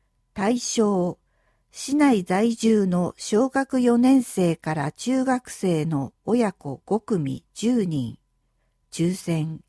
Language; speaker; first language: Japanese; native; Japanese